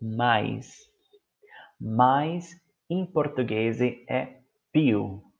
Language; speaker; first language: Italian; non-native, learner; Portuguese